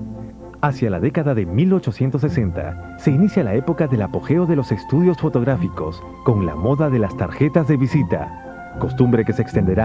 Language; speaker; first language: Spanish; native; Spanish